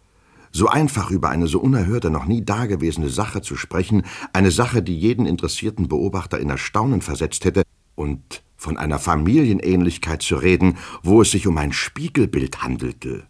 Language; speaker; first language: German; native; German